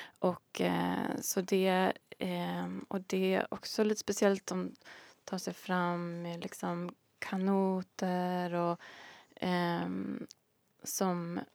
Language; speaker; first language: Swedish; native; Swedish